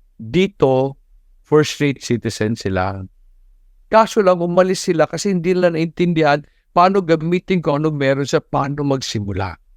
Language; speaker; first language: Filipino; non-native, local second language; Cebuano